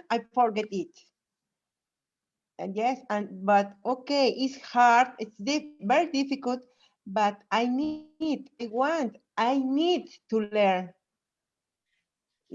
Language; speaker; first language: English; non-native, fluent; Spanish